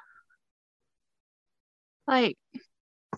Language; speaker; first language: English; native; English